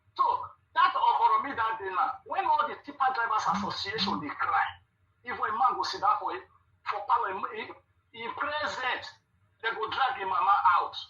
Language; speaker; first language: Nigerian Pidgin; non-native, local second language; Bini